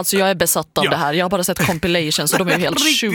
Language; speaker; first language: Swedish; native; Swedish